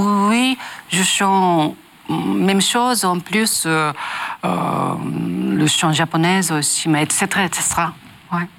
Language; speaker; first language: French; non-native, learner; Japanese